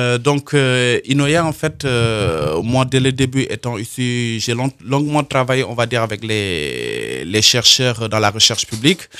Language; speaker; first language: French; non-native, local second language; Wolof